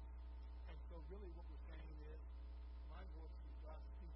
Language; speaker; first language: English; native; English